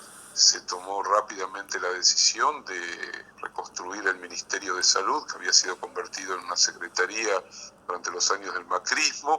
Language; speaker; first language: Spanish; native; Spanish